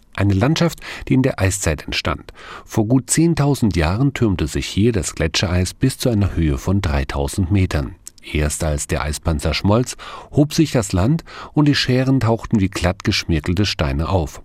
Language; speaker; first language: German; native; German